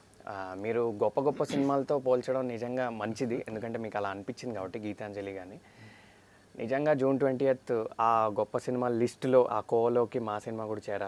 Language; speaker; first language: Telugu; native; Telugu